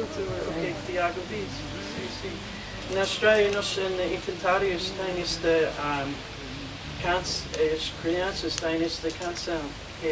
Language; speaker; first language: Portuguese; non-native, fluent; English